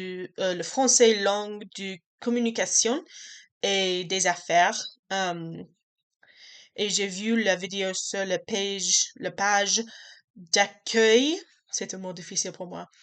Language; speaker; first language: French; non-native, learner; English